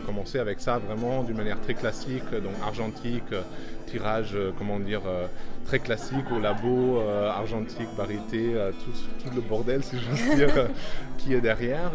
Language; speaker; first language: French; non-native, fluent; German